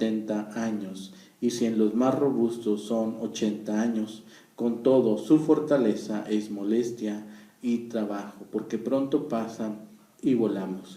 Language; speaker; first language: Spanish; native; Spanish